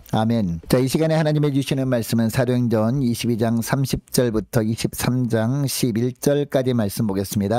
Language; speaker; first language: Korean; native; Korean